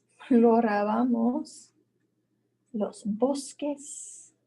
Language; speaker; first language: Spanish; non-native, fluent; English